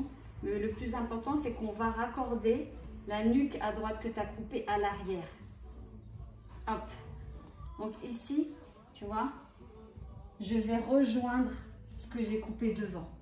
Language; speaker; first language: French; native; French